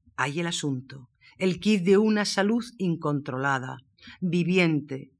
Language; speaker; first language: Spanish; native; Spanish